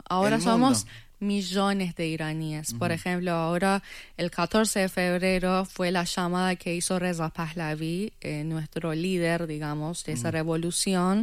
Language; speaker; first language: Spanish; non-native, fluent; Persian